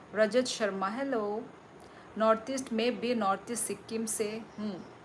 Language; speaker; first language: Hindi; non-native, local second language; Kok Borok